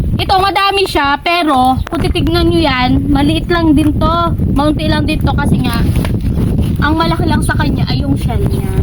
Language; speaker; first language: Filipino; native; Filipino